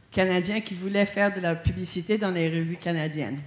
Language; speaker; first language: French; non-native, fluent; English